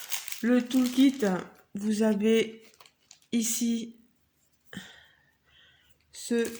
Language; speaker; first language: French; native; French